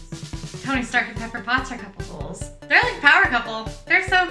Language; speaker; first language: English; native; English